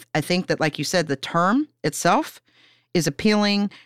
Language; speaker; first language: English; native; English